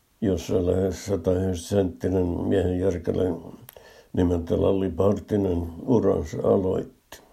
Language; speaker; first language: Finnish; native; Finnish